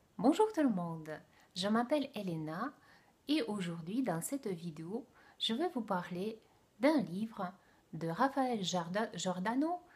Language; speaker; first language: French; non-native, fluent; Russian